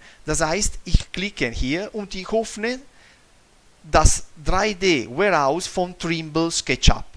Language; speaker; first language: German; non-native, fluent; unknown